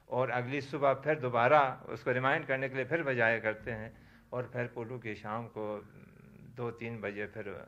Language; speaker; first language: Urdu; non-native, local second language; Balti